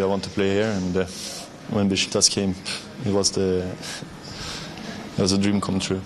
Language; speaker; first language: English; non-native, fluent; Swedish